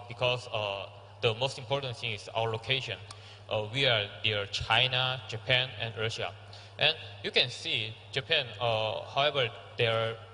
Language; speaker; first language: English; non-native, learner; Korean